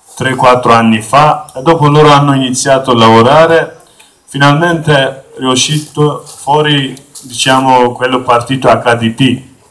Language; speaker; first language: Italian; non-native, learner; Kurdish